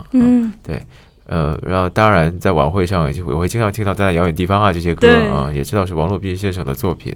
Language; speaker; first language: Chinese; native; Chinese